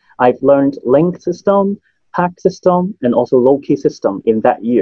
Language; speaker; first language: English; non-native, local second language; Cantonese